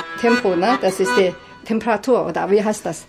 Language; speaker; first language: German; non-native, learner; Chinese